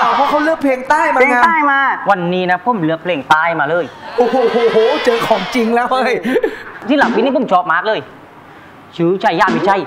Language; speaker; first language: Thai; native; Thai